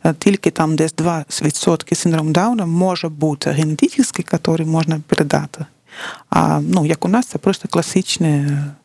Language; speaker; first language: Ukrainian; non-native, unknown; Dutch